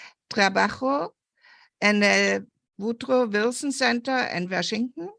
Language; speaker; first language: Spanish; non-native, fluent; German